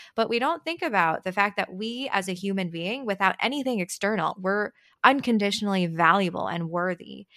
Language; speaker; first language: English; early bilingual, other home language; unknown